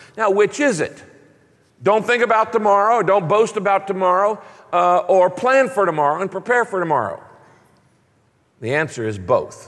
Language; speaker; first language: English; native; English